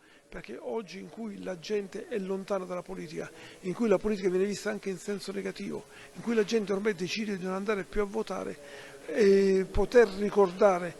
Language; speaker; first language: Italian; native; Italian